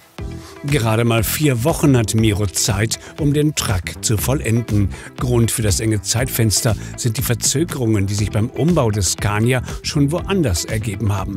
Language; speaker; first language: German; native; German